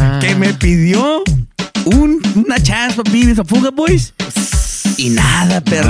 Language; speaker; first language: Spanish; early bilingual, other home language; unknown